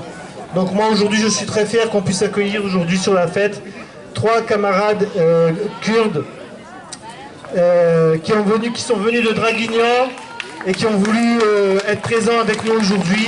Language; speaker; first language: French; native; French